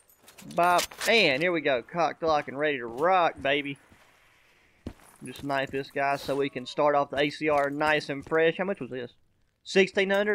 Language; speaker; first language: English; native; English